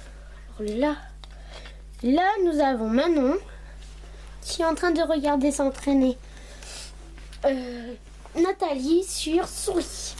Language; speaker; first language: French; native; French